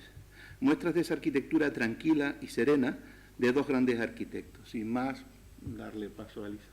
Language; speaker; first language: Spanish; native; Spanish